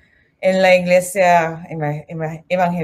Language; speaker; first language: Spanish; non-native, learner; English